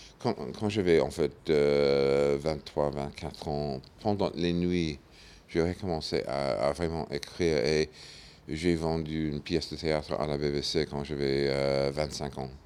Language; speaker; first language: French; non-native, fluent; English